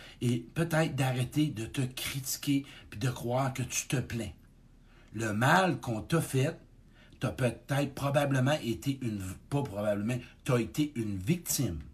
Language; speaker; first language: French; native; French